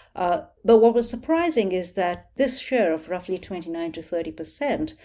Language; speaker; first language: English; non-native, local second language; Hindi